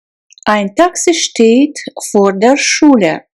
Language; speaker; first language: German; non-native, fluent; Russian